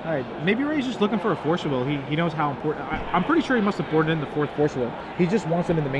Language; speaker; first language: English; native; English